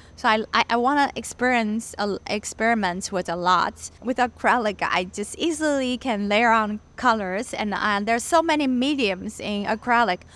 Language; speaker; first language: English; non-native, fluent; Chinese